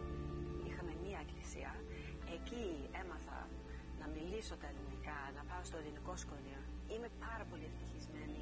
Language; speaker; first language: Greek; early bilingual, heritage; English